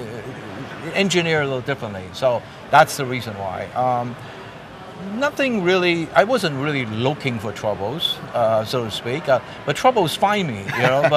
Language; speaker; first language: English; non-native, local second language; Cantonese